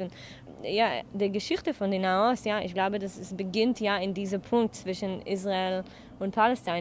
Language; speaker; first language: German; non-native, learner; Hebrew